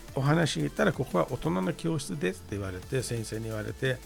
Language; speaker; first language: Japanese; non-native, fluent; Persian